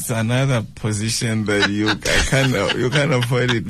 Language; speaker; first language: English; non-native, fluent; Tsonga